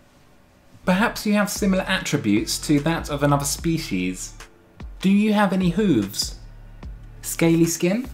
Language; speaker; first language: English; native; English